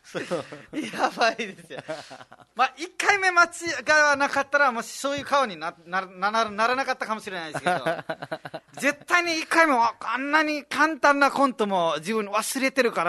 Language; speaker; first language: Japanese; non-native, fluent; Nepali